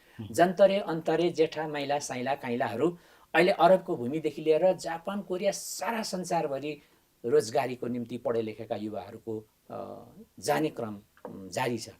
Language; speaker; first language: Nepali; non-native, local second language; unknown